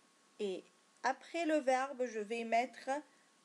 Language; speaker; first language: French; non-native, fluent; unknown